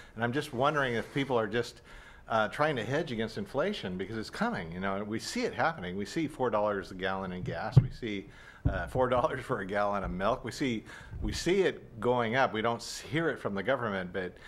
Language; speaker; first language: English; native; English